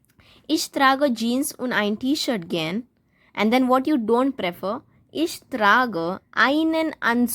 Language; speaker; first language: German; non-native, learner; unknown